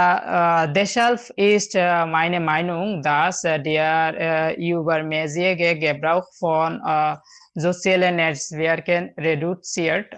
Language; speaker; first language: German; non-native, learner; Bangla